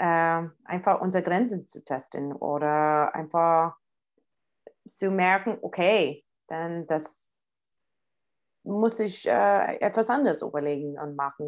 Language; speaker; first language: German; non-native, fluent; English